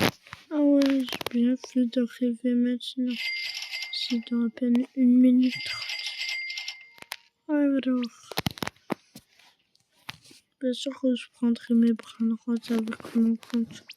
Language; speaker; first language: French; native; French